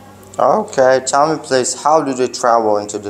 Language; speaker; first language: English; non-native, learner; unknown